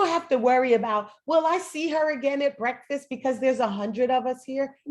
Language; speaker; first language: English; native; English